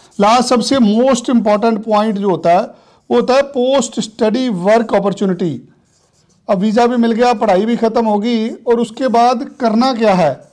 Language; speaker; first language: Hindi; non-native, local second language; Punjabi